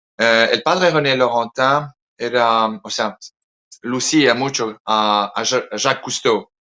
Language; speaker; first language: Spanish; non-native, fluent; French